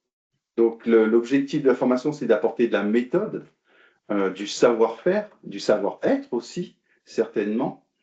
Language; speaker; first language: French; native; French